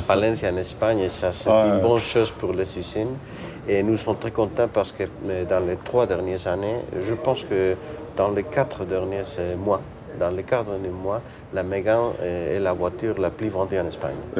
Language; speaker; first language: French; non-native, fluent; Spanish